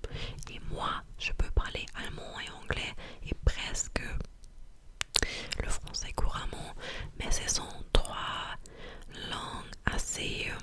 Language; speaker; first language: French; non-native, fluent; German